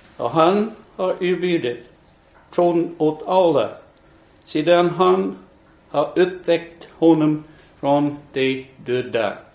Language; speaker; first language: Swedish; non-native, fluent; English